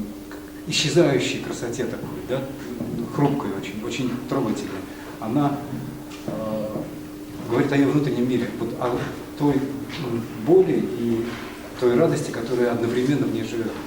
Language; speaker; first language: Russian; native; Russian